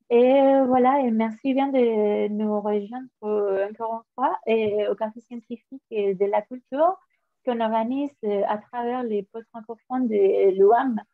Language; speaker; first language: French; non-native, fluent; Spanish